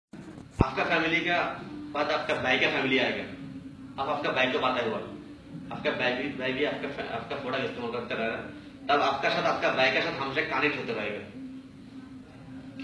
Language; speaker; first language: Hindi; non-native, learner; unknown